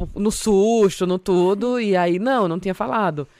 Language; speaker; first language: Portuguese; native; Portuguese